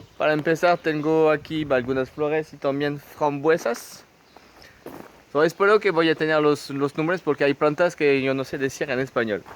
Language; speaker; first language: Spanish; non-native, fluent; French